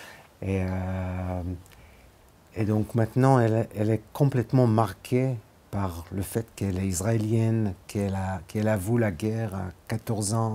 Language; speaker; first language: French; non-native, fluent; Hebrew